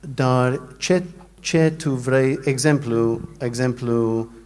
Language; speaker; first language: Romanian; non-native, learner; English